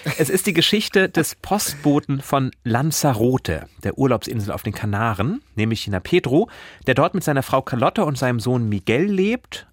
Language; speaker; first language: German; native; German